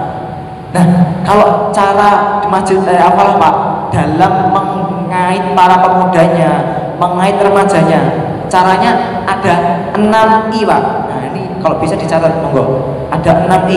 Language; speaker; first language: Indonesian; non-native, local second language; Javanese